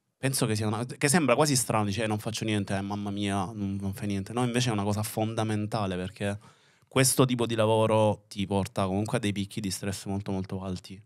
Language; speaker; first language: Italian; native; Italian